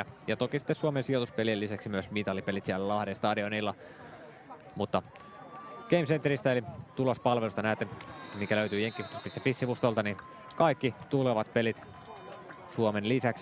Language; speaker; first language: Finnish; native; Finnish